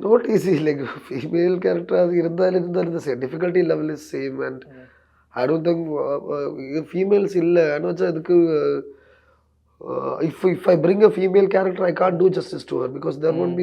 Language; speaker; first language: Tamil; non-native, learner; Malayalam